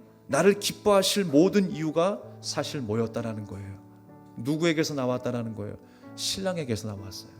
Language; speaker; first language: Korean; native; Korean